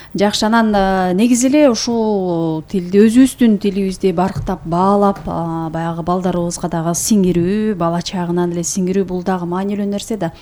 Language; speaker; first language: Kyrgyz; native; Kyrgyz